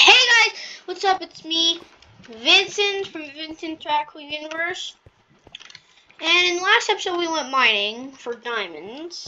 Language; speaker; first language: English; native; English